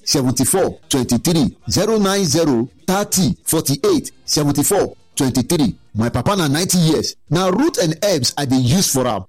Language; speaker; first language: Nigerian Pidgin; non-native, local second language; Yoruba